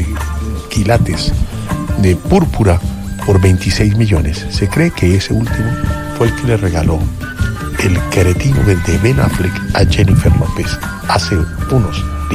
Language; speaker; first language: Spanish; native; Spanish